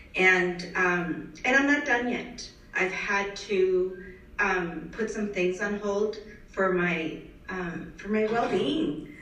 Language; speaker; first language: English; early bilingual, other home language; Spanish